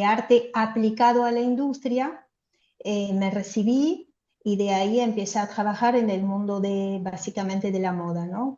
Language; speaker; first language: Spanish; non-native, fluent; French